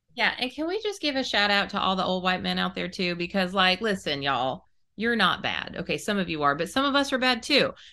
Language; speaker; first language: English; early bilingual, other home language; Italian